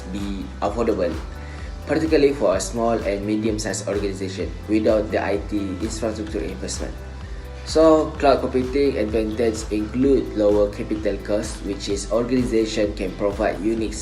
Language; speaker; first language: English; non-native, local second language; Malay